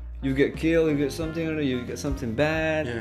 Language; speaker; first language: English; non-native, fluent; Indonesian